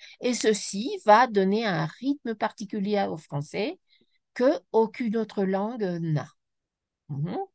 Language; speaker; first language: French; non-native, fluent; Spanish